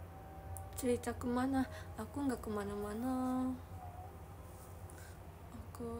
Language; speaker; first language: Indonesian; non-native, learner; Japanese